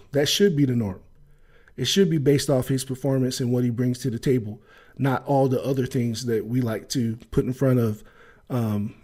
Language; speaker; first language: English; native; English